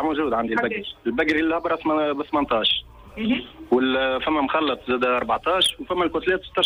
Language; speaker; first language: Arabic; native; Arabic